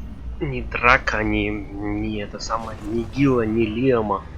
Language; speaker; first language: Russian; native; Russian